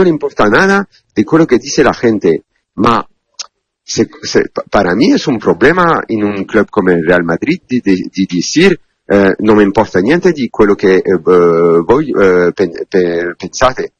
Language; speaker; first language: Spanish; non-native, learner; Italian